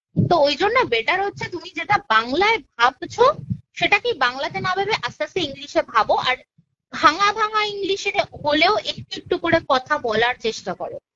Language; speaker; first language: Bangla; native; Bangla